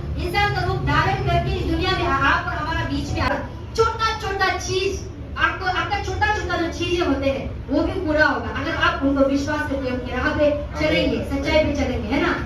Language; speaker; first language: Hindi; non-native, local second language; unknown